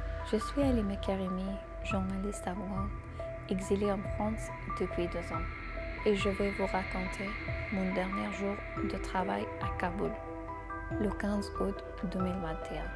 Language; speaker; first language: French; non-native, learner; Persian